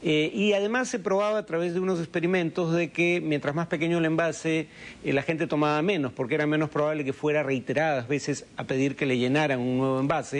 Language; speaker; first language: Spanish; native; Spanish